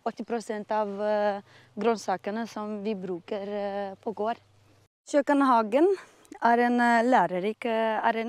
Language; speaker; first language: Norwegian; non-native, fluent; Romanian